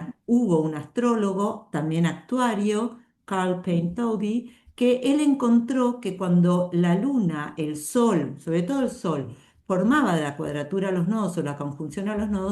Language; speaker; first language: Spanish; native; Spanish